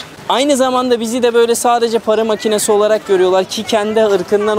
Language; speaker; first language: Turkish; native; Turkish